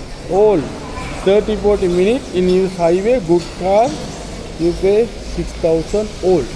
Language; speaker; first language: English; non-native, learner; Sinhala